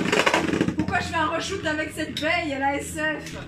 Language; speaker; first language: French; native; French